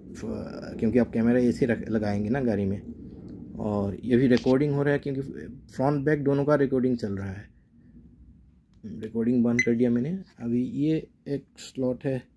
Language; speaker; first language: Hindi; non-native, local second language; Assamese